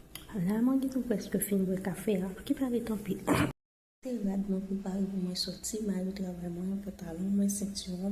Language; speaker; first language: French; non-native, learner; Haitian Creole